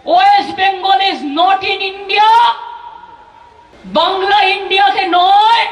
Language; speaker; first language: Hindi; non-native, local second language; Bangla